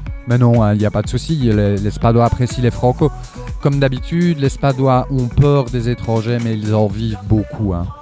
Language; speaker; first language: French; native; French